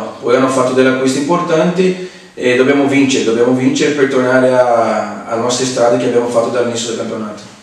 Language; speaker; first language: Italian; non-native, fluent; Portuguese